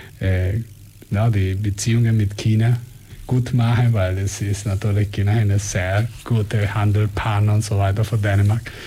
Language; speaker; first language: German; non-native, fluent; Spanish